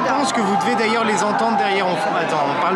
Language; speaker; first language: French; native; French